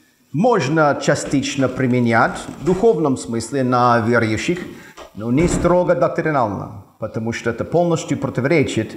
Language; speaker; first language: Russian; non-native, fluent; English